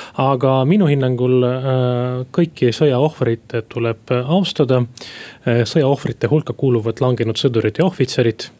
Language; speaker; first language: Estonian; non-native, local second language; Russian